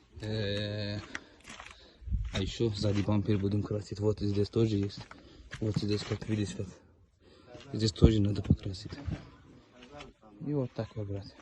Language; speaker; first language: Russian; non-native, learner; Georgian